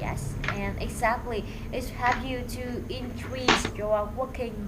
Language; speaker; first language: English; non-native, fluent; Vietnamese